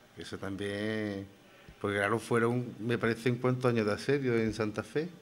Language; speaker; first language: Spanish; native; Spanish